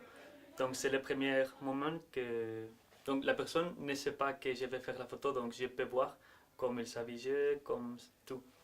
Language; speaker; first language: French; non-native, learner; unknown